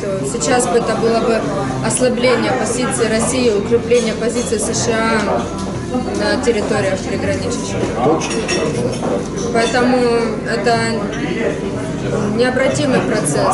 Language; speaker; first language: Russian; native; Russian